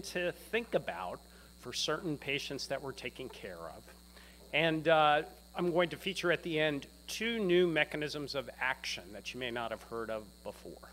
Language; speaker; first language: English; native; English